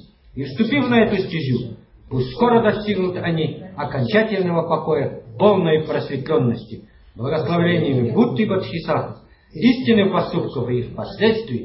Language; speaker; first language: Russian; native; Russian